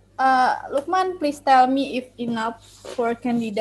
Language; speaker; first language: English; non-native, learner; Indonesian